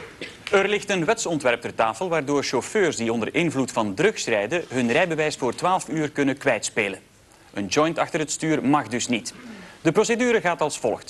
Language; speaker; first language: Dutch; native; Dutch